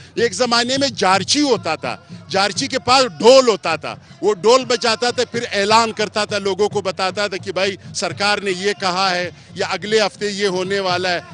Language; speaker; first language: Urdu; non-native, local second language; Pashto